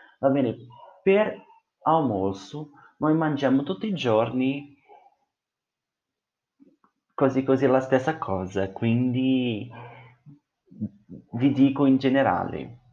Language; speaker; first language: Italian; non-native, fluent; Portuguese